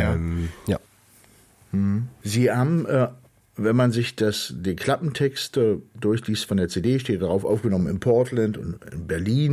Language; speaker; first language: German; native; German